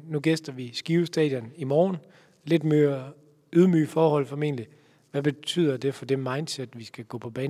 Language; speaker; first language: Danish; native; Danish